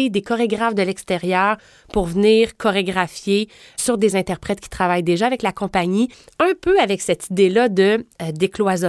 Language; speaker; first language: French; native; French